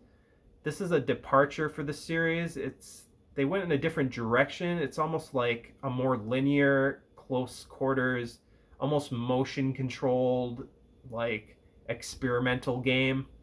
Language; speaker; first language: English; native; English